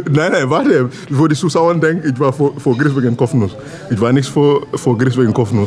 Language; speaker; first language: German; non-native, learner; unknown